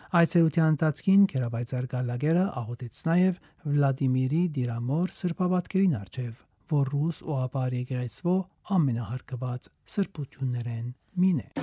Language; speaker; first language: Armenian; early bilingual, heritage; Armenian